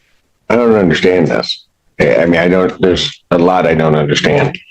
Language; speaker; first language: English; native; English